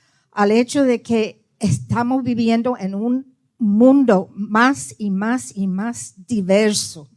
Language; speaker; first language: Spanish; early bilingual, heritage; Spanish